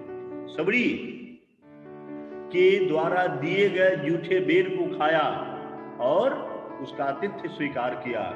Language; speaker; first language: Hindi; native; Hindi